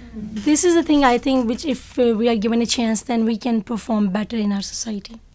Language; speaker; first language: English; non-native, local second language; Urdu